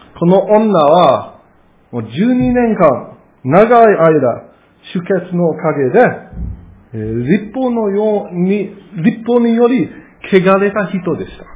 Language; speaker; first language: Japanese; non-native, fluent; English